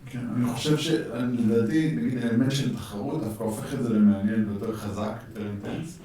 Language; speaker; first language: Hebrew; native; Hebrew